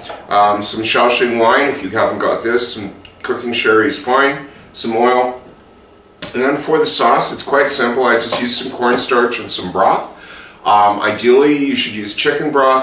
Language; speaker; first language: English; native; English